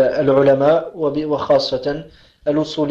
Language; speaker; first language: Arabic; non-native, fluent; French